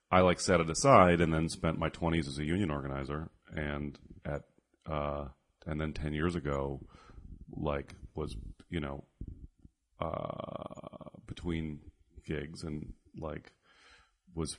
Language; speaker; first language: English; native; English